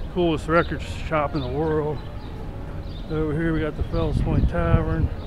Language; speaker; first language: English; native; English